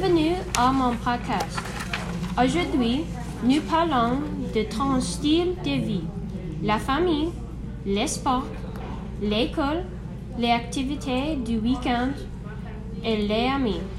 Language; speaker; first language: French; non-native, learner; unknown